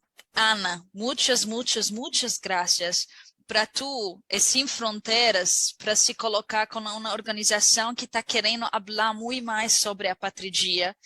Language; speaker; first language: Portuguese; non-native, learner; Arabic